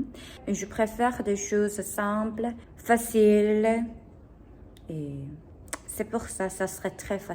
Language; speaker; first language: French; non-native, learner; Korean